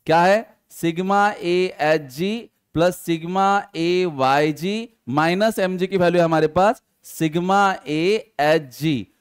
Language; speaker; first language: Hindi; non-native, local second language; Marathi